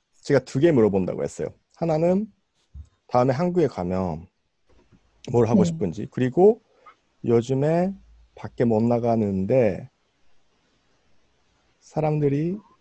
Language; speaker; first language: Korean; non-native, fluent; Japanese